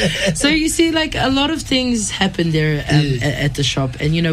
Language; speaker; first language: English; native; English